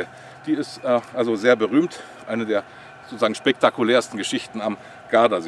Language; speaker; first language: German; native; German